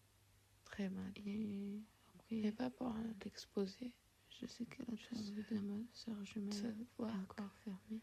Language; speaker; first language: French; non-native, fluent; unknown